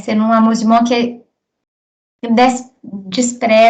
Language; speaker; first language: French; non-native, learner; Portuguese